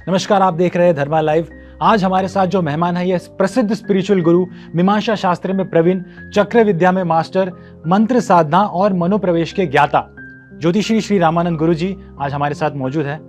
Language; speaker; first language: Hindi; native; Hindi